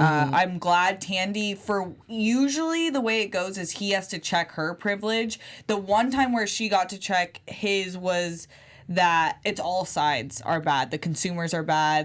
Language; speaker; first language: English; native; English